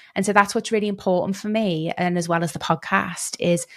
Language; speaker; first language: English; native; English